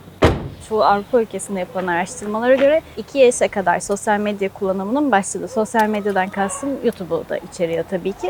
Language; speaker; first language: Turkish; native; Turkish